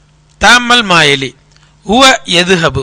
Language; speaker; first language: Arabic; non-native, fluent; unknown